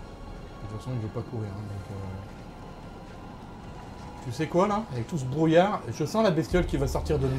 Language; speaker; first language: French; native; French